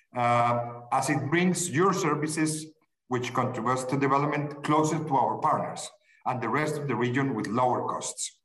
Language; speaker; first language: English; non-native, fluent; Spanish